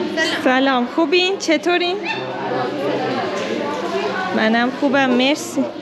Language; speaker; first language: Persian; non-native, fluent; Turkish